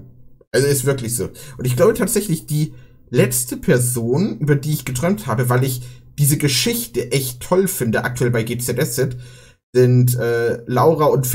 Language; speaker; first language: German; native; German